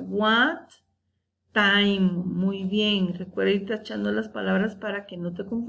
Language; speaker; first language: Spanish; native; Spanish